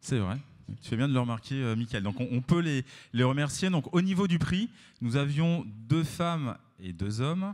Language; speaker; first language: French; native; French